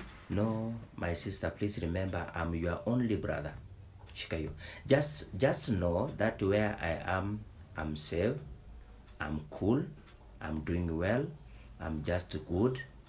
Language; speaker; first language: English; non-native, local second language; Swahili